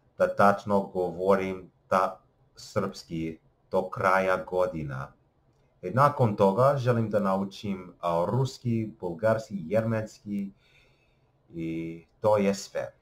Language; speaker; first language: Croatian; non-native, learner; English